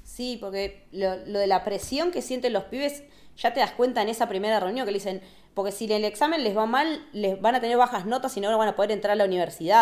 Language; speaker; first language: Spanish; native; Spanish